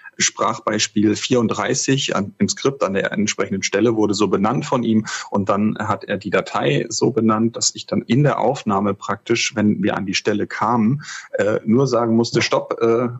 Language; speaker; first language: German; native; German